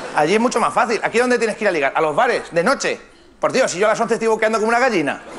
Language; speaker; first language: Spanish; native; Spanish